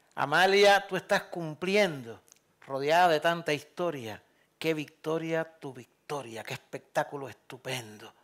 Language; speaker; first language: Spanish; native; Spanish